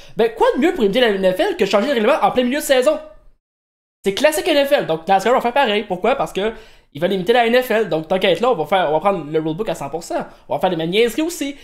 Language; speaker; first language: French; native; French